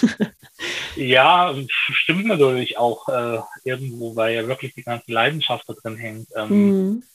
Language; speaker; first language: German; native; German